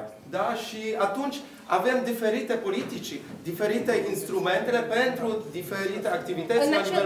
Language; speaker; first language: Romanian; non-native, fluent; Polish